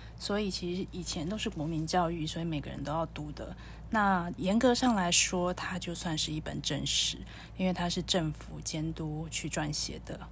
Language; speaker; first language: Chinese; native; Chinese